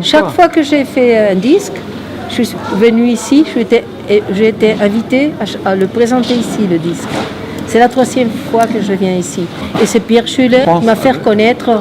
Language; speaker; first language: French; non-native, fluent; Spanish